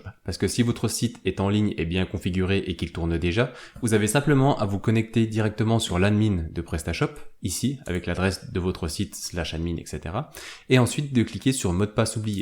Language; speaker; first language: French; native; French